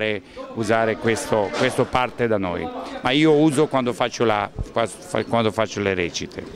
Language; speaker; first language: Italian; non-native, fluent; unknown